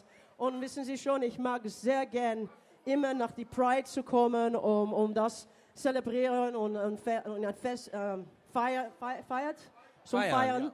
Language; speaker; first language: German; non-native, learner; English